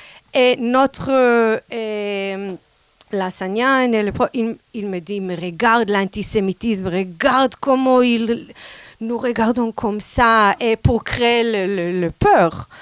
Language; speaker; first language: French; non-native, fluent; Hebrew